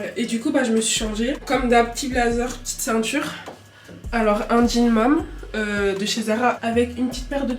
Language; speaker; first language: French; native; French